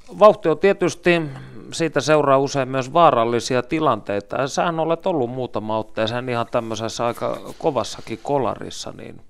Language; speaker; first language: Finnish; native; Finnish